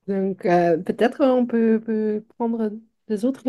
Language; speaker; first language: French; non-native, local second language; Dutch